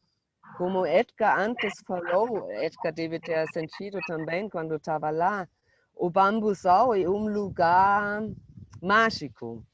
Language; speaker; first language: Portuguese; non-native, fluent; German